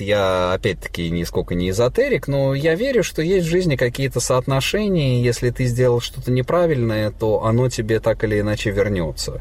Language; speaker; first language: Russian; native; Russian